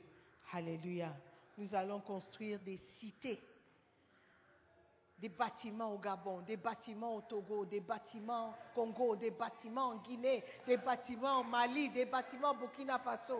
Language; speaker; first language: French; non-native, fluent; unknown